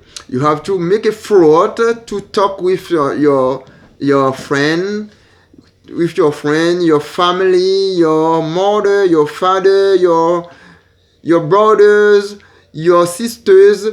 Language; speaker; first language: English; non-native, learner; Haitian Creole